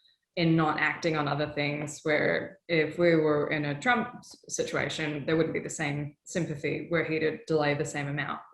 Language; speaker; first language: English; native; English